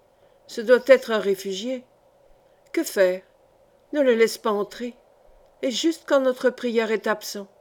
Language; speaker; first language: French; native; French